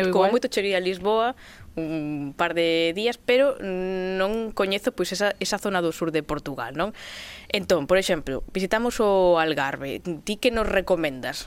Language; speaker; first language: Galician; native; Galician